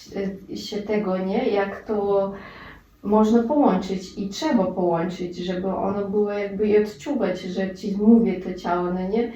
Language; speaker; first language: Polish; non-native, fluent; Russian